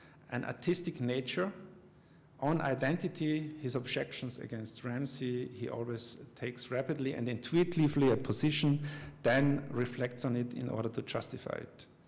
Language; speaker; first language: English; non-native, fluent; German